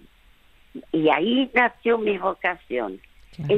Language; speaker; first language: Spanish; early bilingual, other home language; French